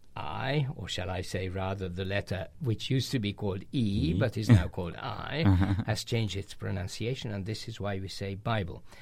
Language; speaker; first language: English; non-native, fluent; Hungarian